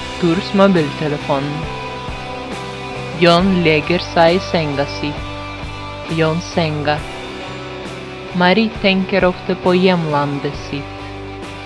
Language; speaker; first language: Norwegian; non-native, fluent; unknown